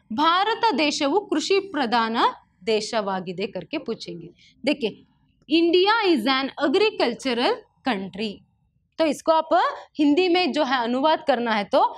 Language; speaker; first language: Hindi; non-native, local second language; Kannada